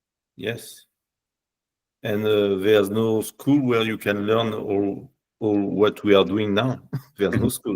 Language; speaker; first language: English; non-native, learner; French